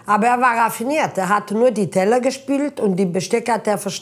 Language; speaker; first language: German; non-native, fluent; Italian